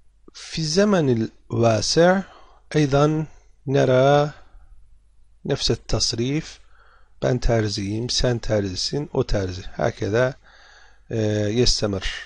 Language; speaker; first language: Arabic; non-native, fluent; Turkish